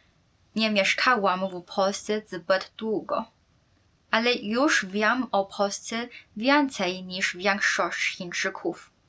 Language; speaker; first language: Polish; non-native, fluent; Chinese